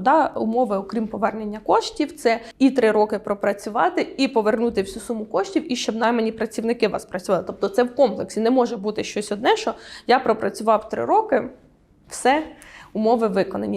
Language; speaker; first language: Ukrainian; native; Ukrainian